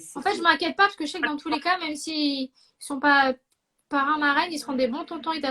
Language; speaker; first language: French; native; French